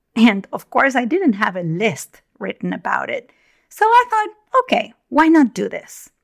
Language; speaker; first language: English; non-native, fluent; Spanish